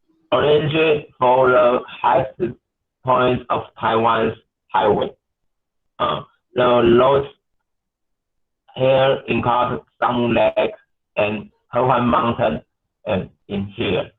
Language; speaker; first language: English; non-native, learner; Chinese